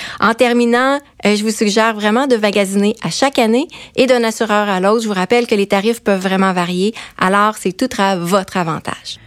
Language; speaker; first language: French; native; French